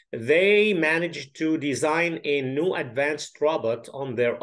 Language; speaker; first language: English; non-native, fluent; Arabic